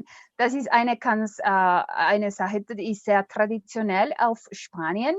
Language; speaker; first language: German; non-native, learner; Spanish